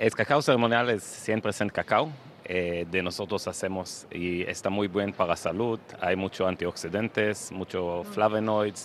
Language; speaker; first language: Spanish; non-native, learner; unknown